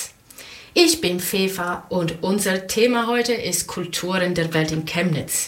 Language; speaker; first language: German; non-native, fluent; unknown